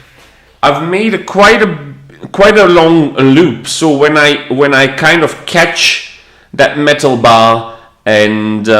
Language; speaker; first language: English; non-native, fluent; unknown